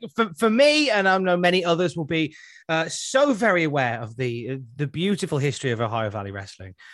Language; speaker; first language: English; native; English